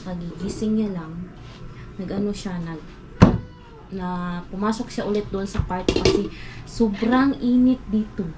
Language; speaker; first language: Filipino; non-native, local second language; Hiligaynon